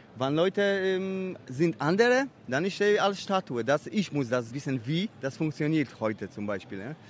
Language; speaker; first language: German; non-native, learner; Polish